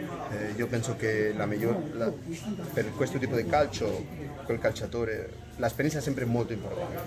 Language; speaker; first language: Italian; non-native, fluent; Spanish